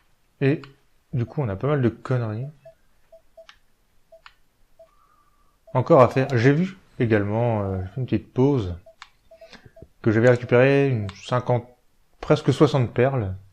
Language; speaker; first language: French; native; French